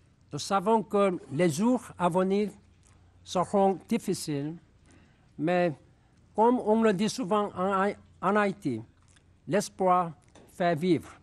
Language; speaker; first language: French; non-native, fluent; Korean